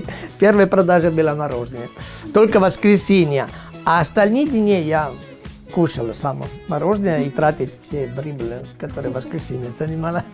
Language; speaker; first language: Russian; non-native, learner; Italian